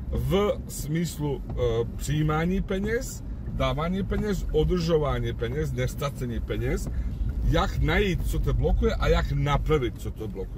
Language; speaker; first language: Czech; non-native, fluent; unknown